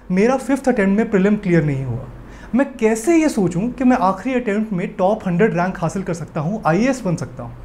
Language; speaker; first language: Hindi; native; Hindi